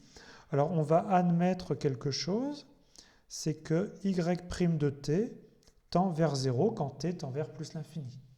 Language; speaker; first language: French; native; French